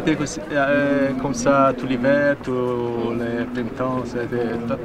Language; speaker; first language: French; non-native, learner; Italian